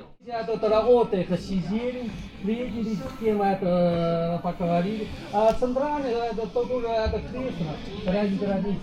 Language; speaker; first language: Russian; non-native, learner; Chinese